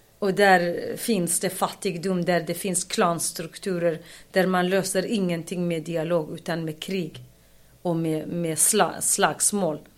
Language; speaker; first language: Swedish; non-native, fluent; Kurdish